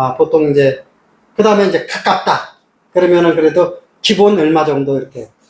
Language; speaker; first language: Korean; native; Korean